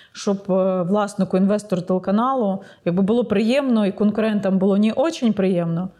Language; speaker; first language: Ukrainian; non-native, local second language; Russian